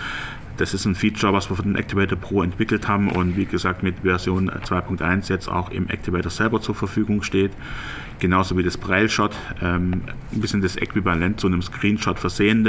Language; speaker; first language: German; native; German